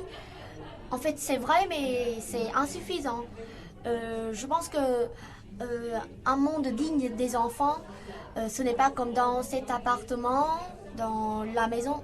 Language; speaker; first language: French; non-native, fluent; Vietnamese